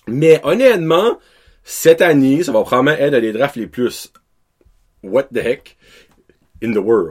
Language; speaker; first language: French; native; French